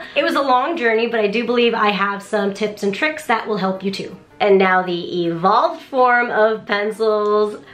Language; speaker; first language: English; native; English